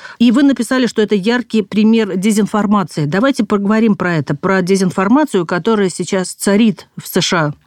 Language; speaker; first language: Russian; native; Russian